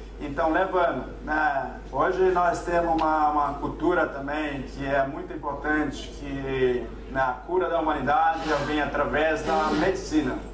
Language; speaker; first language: Portuguese; non-native, local second language; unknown